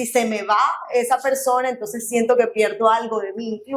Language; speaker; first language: Spanish; native; Spanish